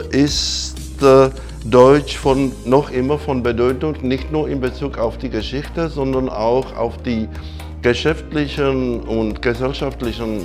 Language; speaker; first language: German; non-native, fluent; Czech